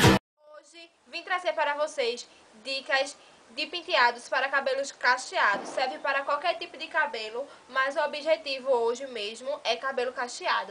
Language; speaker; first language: Portuguese; native; Portuguese